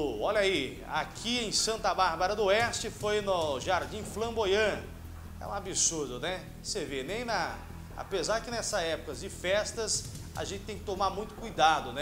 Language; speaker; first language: Portuguese; native; Portuguese